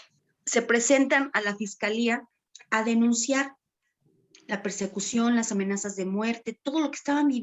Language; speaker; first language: Spanish; native; Spanish